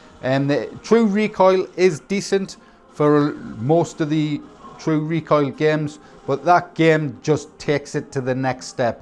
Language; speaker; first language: English; native; English